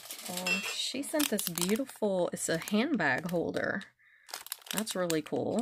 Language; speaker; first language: English; native; English